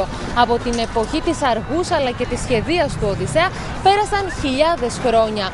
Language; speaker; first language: Greek; native; Greek